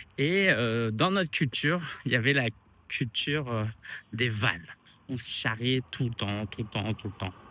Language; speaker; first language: French; early bilingual, other home language; Chinese